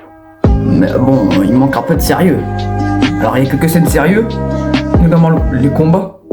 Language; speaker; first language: French; native; French